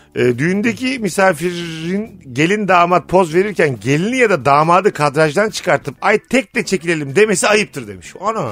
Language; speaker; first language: Turkish; native; Turkish